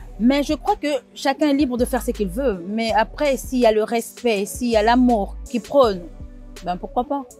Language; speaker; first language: French; non-native, local second language; Lingala